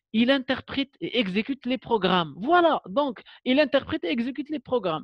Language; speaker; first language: French; non-native, local second language; Arabic